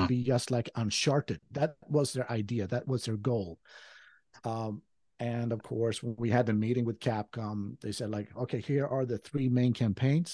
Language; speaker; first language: English; non-native, fluent; Swedish